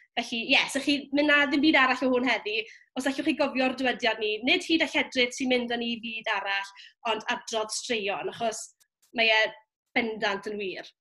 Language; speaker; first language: Welsh; native; Welsh